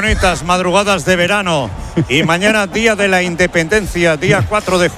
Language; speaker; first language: Spanish; native; Spanish